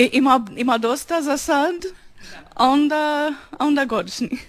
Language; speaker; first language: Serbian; non-native, learner; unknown